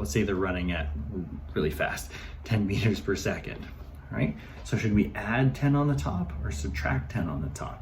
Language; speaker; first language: English; native; English